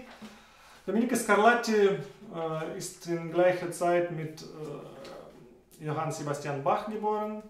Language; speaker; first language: German; non-native, fluent; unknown